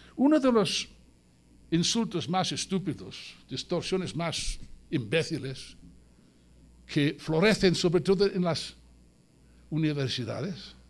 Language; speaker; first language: Spanish; non-native, fluent; English